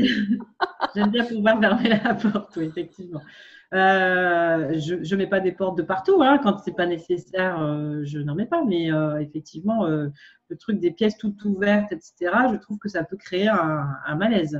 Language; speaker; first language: French; native; French